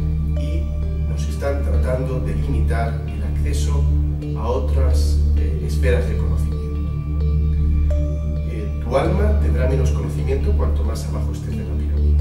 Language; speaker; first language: Spanish; native; Spanish